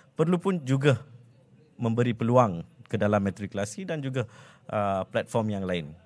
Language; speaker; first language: Malay; non-native, local second language; Tamil